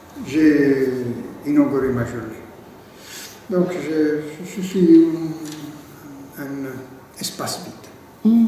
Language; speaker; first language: French; non-native, fluent; Italian